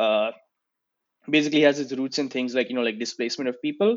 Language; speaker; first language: English; non-native, local second language; Gujarati